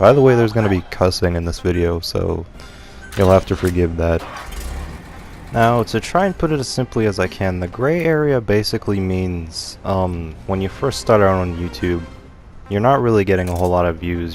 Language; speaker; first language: English; native; English